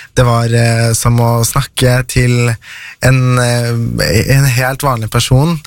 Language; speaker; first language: Norwegian; early bilingual, other home language; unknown